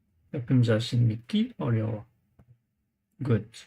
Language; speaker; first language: Korean; non-native, learner; English